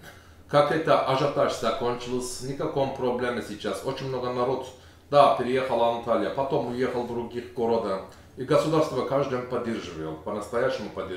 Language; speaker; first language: Russian; non-native, learner; Turkish